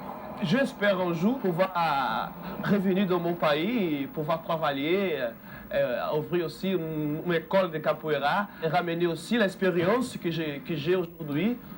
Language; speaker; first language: French; non-native, fluent; Portuguese